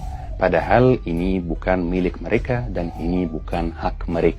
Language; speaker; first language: Indonesian; non-native, fluent; Arabic